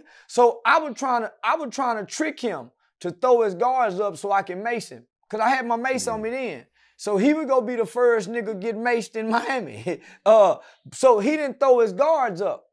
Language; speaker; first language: English; native; English